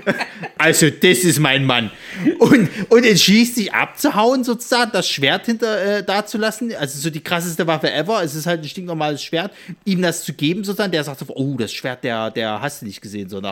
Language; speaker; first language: German; native; German